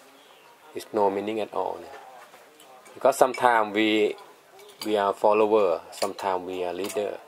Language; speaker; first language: English; non-native, learner; Thai